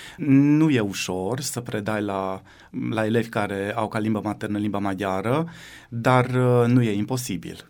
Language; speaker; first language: Romanian; native; Romanian